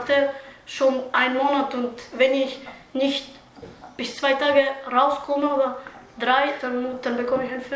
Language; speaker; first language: German; early bilingual, other home language; Bulgarian